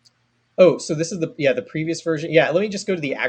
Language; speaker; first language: English; native; English